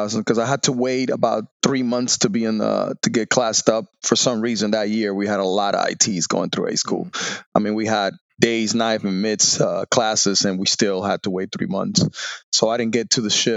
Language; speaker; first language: English; non-native, fluent; Spanish